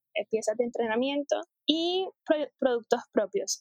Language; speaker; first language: Spanish; native; Spanish